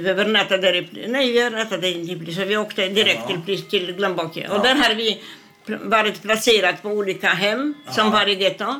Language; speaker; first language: Swedish; non-native, fluent; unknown